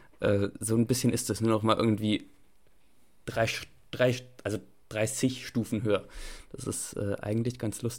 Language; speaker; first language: German; native; German